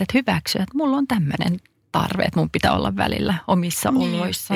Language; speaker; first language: Finnish; native; Finnish